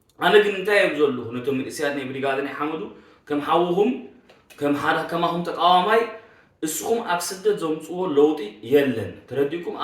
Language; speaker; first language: Tigrinya; early bilingual, heritage; Tigrinya